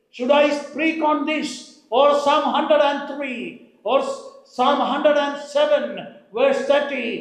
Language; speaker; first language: English; non-native, local second language; Malayalam